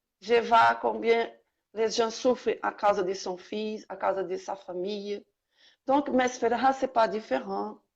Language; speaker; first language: French; non-native, learner; Portuguese